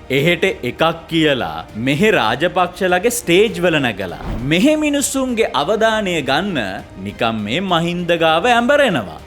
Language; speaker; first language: Sinhala; native; Sinhala